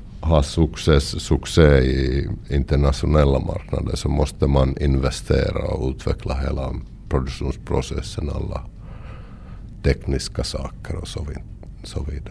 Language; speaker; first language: Swedish; non-native, local second language; Finnish